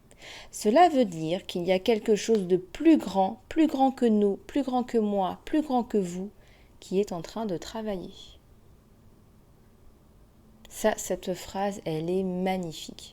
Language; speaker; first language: French; native; French